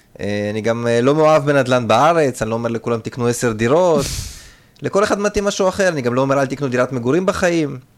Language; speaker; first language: Hebrew; early bilingual, other home language; Russian